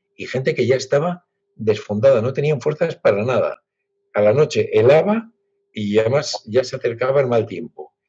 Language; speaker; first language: Spanish; native; Spanish